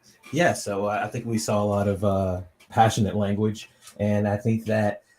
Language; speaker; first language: English; native; English